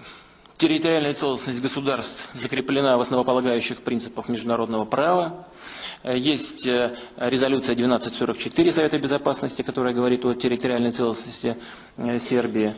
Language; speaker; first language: Russian; native; Russian